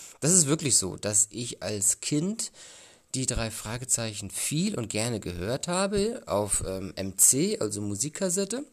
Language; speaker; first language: German; native; German